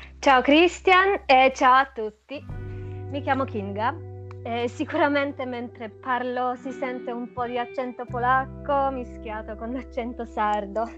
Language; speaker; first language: Italian; non-native, fluent; Polish